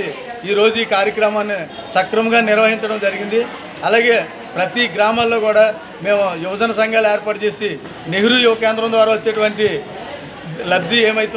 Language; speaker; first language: Telugu; native; Telugu